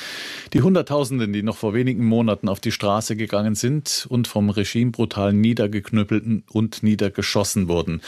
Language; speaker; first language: German; native; German